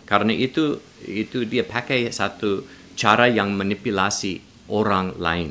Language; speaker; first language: Indonesian; non-native, learner; English